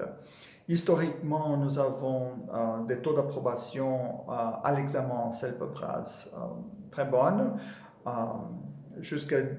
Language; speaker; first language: French; non-native, fluent; Portuguese